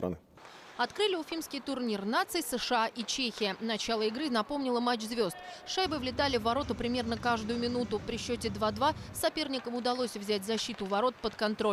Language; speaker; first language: Russian; native; Russian